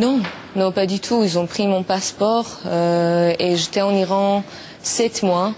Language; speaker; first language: French; non-native, learner; Persian